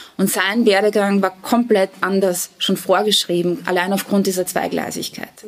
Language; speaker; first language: German; early bilingual, other home language; Bosnian